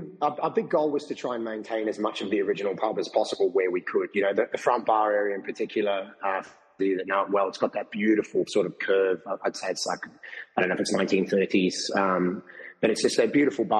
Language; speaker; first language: English; native; English